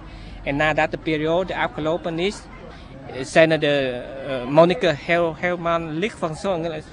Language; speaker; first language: Dutch; non-native, learner; Vietnamese